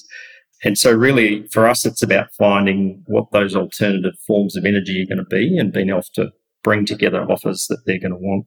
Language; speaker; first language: English; native; English